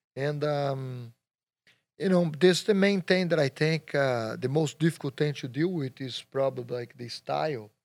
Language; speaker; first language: English; non-native, learner; Portuguese